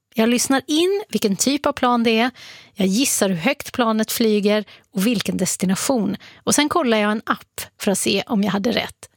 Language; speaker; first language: Swedish; native; Swedish